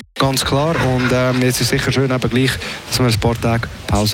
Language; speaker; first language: German; native; German